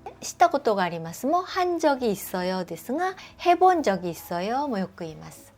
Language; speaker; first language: Japanese; non-native, fluent; Korean